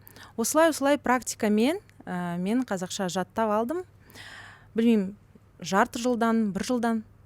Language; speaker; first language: Kazakh; non-native, local second language; Russian